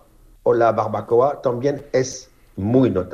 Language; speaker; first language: Spanish; non-native, fluent; French